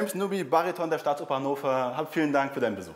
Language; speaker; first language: German; native; German